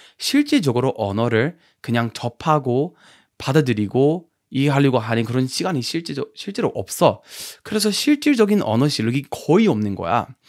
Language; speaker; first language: Korean; non-native, fluent; English